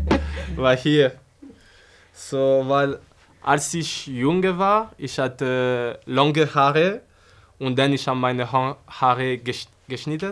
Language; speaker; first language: German; non-native, fluent; French